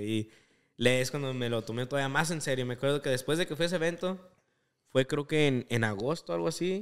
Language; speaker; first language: Spanish; native; Spanish